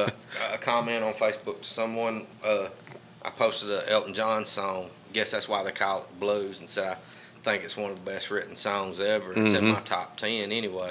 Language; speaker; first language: English; native; English